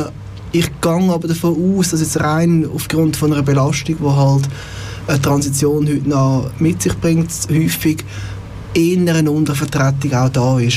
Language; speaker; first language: German; native; German